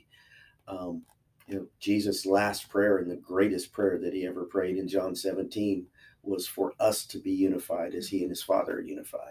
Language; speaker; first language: English; native; English